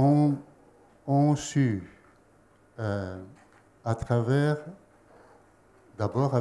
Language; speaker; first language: French; non-native, fluent; Greek